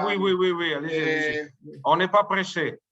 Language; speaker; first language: French; native; French